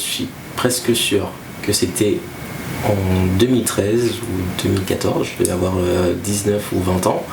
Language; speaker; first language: French; native; French